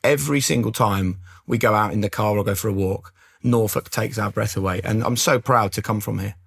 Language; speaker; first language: English; native; English